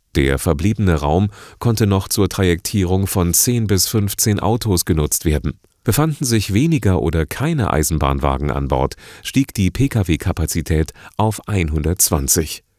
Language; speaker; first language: German; native; German